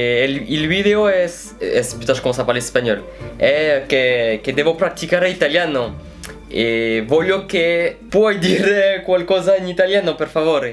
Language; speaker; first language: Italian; non-native, learner; French